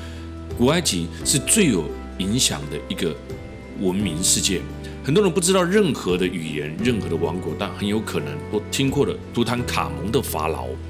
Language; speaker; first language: Chinese; native; Chinese